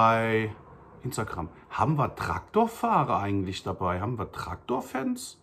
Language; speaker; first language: German; native; German